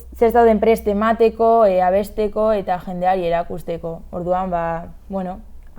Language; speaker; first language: Basque; non-native, local second language; Spanish